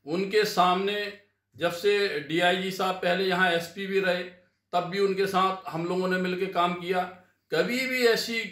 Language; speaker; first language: Hindi; native; Hindi